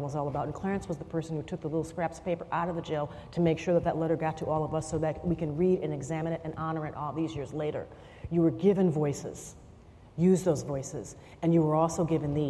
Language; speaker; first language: English; native; English